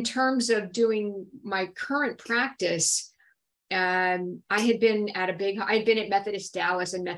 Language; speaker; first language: English; native; English